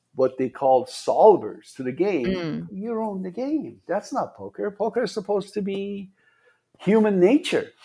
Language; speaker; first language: English; non-native, fluent; Persian